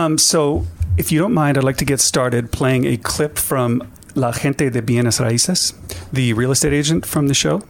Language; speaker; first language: English; native; English